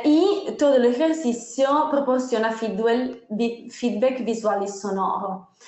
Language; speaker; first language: Spanish; non-native, fluent; Italian